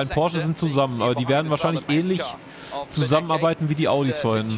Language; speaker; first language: German; native; German